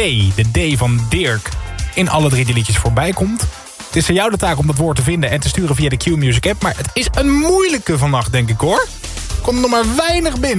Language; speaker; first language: Dutch; native; Dutch